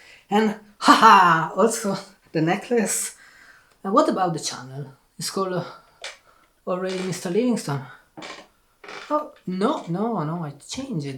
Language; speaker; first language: English; non-native, learner; Italian